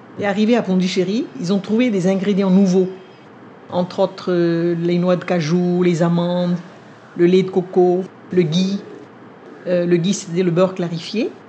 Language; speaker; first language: French; non-native, local second language; Vietnamese